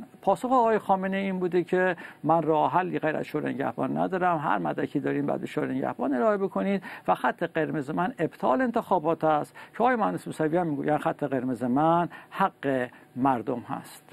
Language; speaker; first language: Persian; native; Persian